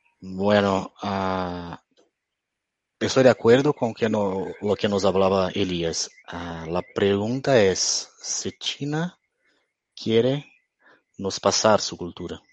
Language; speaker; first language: Spanish; non-native, fluent; Portuguese